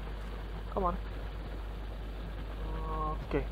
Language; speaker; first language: English; non-native, learner; Indonesian